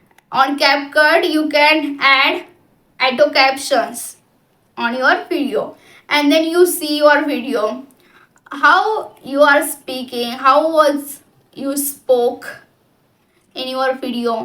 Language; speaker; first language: English; non-native, local second language; Hindi